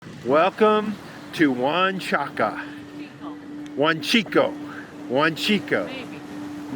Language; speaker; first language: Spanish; non-native, learner; English